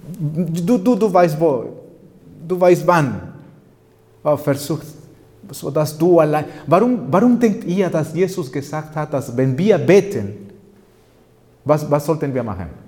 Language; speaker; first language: German; non-native, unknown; Spanish